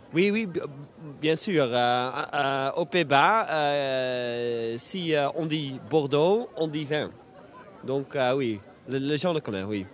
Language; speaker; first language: French; non-native, learner; Dutch